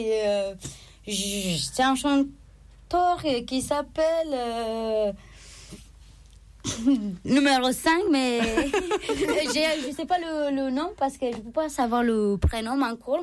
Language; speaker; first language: French; non-native, learner; Romanian